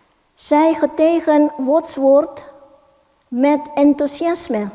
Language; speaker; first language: Dutch; non-native, fluent; Indonesian